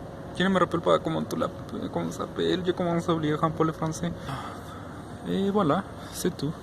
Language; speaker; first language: French; non-native, fluent; Spanish